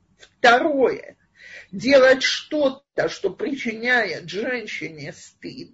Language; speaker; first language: Russian; native; Russian